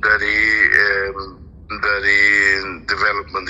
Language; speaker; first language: Indonesian; non-native, fluent; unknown